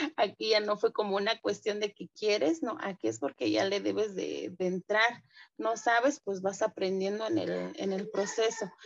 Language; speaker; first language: Spanish; non-native, local second language; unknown